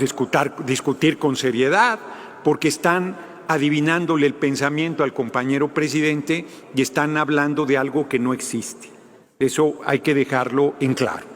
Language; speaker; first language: Spanish; native; Spanish